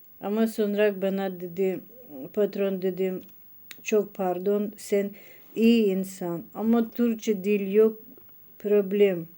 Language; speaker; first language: Turkish; non-native, learner; Russian